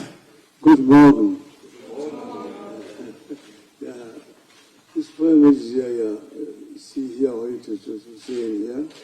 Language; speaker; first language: German; non-native, fluent; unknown